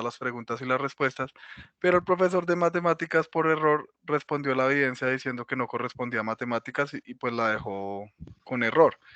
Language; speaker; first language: Spanish; native; Spanish